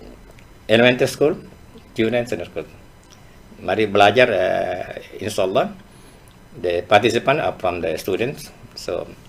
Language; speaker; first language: English; non-native, fluent; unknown